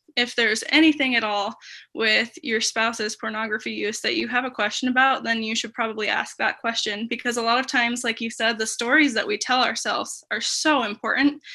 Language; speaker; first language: English; native; English